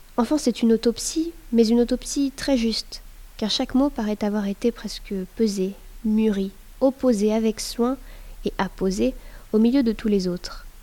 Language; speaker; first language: French; native; French